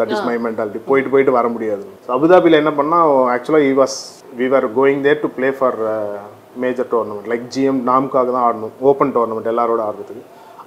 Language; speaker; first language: Tamil; native; Tamil